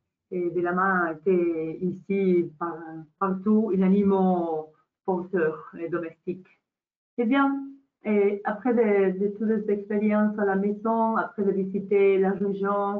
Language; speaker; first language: French; non-native, learner; Spanish